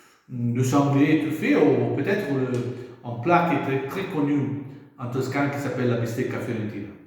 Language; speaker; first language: French; non-native, fluent; Italian